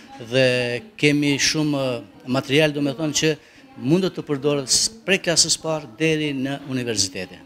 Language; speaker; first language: Albanian; non-native, local second language; Romany